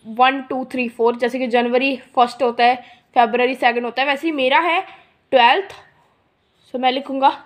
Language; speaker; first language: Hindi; non-native, local second language; Punjabi